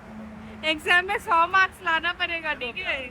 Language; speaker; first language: Hindi; non-native, local second language; Bangla